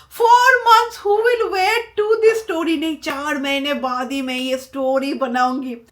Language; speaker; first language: Hindi; non-native, local second language; Bangla